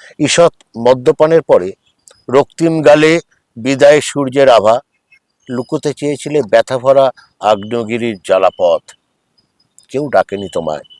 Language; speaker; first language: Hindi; non-native, local second language; Bangla